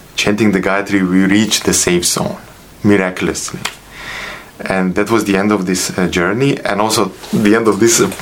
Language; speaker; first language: English; non-native, fluent; Bosnian